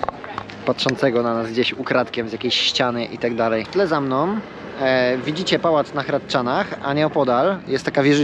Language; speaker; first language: Polish; native; Polish